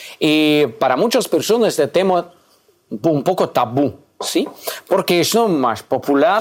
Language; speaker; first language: Spanish; non-native, learner; Russian